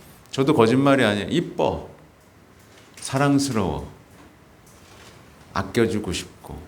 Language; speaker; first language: Korean; native; Korean